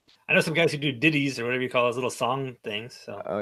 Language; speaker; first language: English; native; English